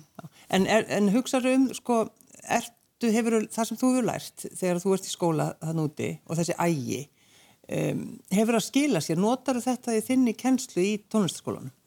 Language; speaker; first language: Icelandic; native; Icelandic